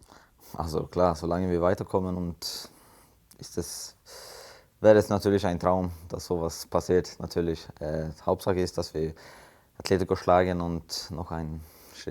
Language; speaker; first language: German; non-native, fluent; Swedish